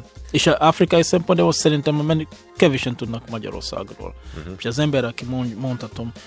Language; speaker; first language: Hungarian; non-native, fluent; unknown